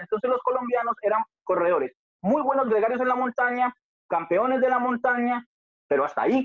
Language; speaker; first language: Spanish; native; Spanish